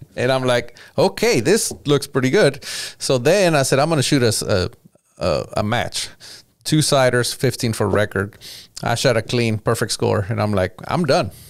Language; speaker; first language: English; early bilingual, other home language; Spanish